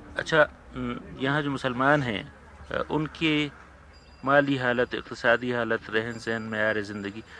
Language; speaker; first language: Urdu; native; Urdu